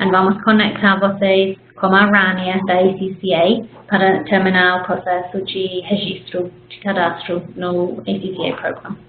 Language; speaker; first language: Portuguese; non-native, fluent; English